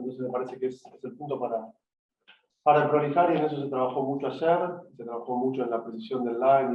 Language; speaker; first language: Spanish; native; Spanish